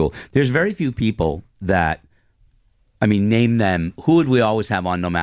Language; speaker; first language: English; native; English